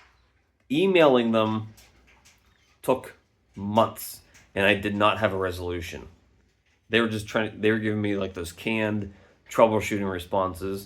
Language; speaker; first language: English; native; English